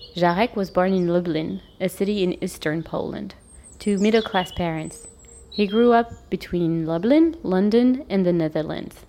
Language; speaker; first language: English; non-native, fluent; French